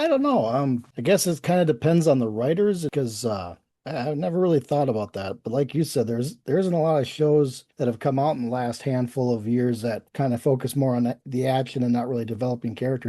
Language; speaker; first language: English; native; English